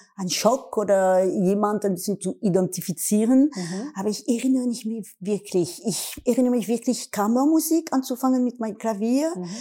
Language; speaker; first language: German; non-native, learner; French